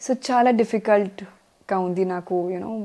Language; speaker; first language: Telugu; non-native, learner; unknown